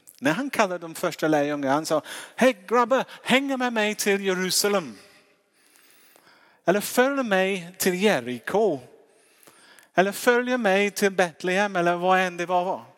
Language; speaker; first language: Swedish; non-native, fluent; English